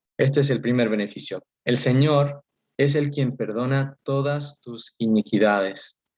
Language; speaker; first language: Spanish; early bilingual, heritage; Spanish